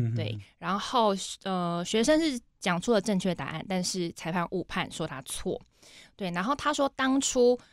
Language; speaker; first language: Chinese; native; Chinese